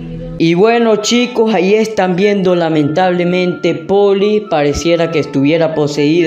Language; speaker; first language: Spanish; native; Spanish